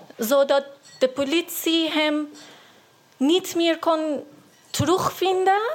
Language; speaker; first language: Dutch; non-native, learner; Persian